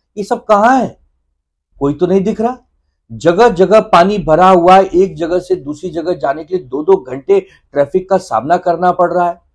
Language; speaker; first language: Hindi; native; Hindi